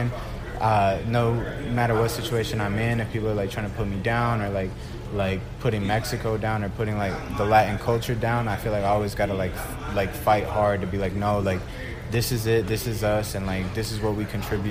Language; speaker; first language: English; early bilingual, other home language; Spanish